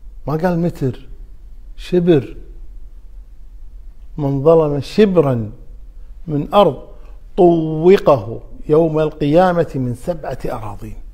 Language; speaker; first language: Arabic; native; Arabic